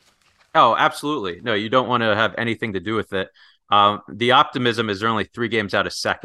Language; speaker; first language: English; native; English